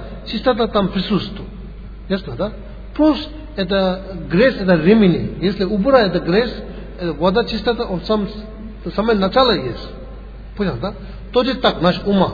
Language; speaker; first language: Russian; non-native, learner; Tibetan